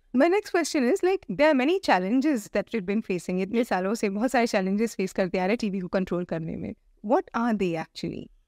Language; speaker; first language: Hindi; native; Hindi